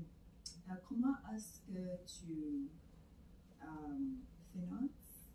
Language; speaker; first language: French; non-native, learner; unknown